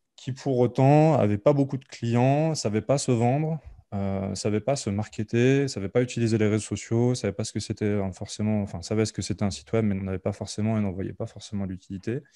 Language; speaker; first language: French; native; French